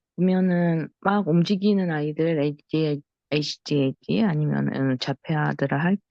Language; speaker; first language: Korean; non-native, local second language; Russian